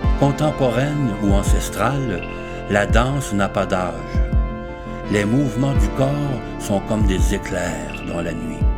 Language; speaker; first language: French; native; French